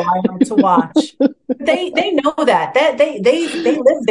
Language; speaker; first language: English; native; English